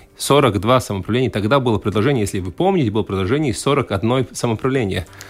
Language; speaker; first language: Russian; non-native, local second language; Latvian